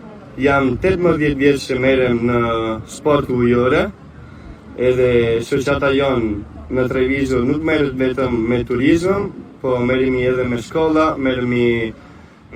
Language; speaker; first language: Albanian; early bilingual, other home language; Italian